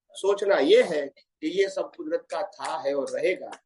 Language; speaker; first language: Hindi; non-native, local second language; Gujarati